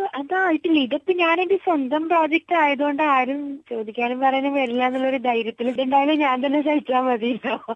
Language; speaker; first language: Malayalam; early bilingual, heritage; Malayalam